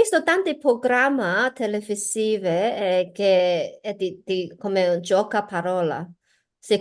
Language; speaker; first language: Italian; non-native, learner; Chinese